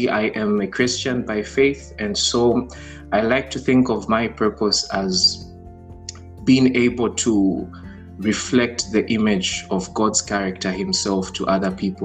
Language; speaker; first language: English; non-native, local second language; Bemba